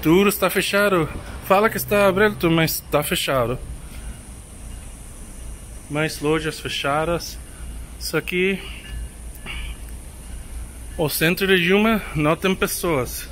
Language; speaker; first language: Portuguese; non-native, learner; English